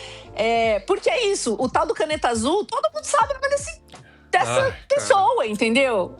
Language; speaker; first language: Portuguese; native; Portuguese